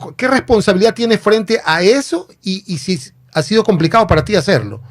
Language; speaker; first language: Spanish; native; Spanish